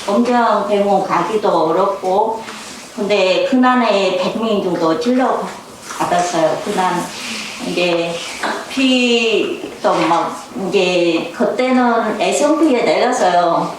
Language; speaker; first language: Korean; non-native, learner; Vietnamese